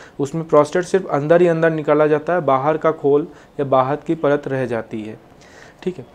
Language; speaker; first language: Hindi; native; Hindi